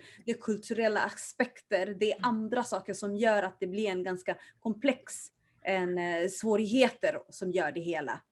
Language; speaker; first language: Swedish; early bilingual, other home language; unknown